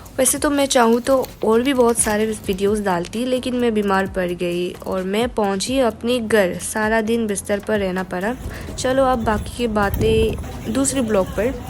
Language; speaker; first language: Hindi; non-native, local second language; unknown